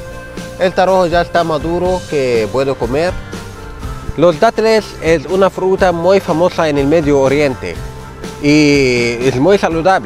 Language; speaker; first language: Spanish; non-native, fluent; Arabic